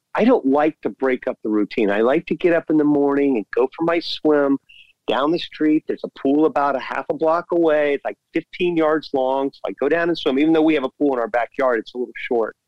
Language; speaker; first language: English; native; English